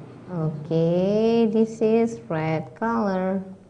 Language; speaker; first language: English; non-native, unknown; Indonesian